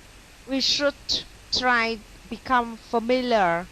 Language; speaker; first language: English; non-native, learner; Vietnamese